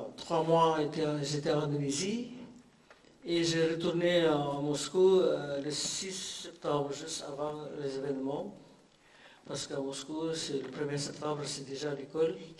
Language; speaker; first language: French; non-native, fluent; Indonesian